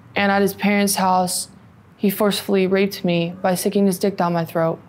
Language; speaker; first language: English; native; English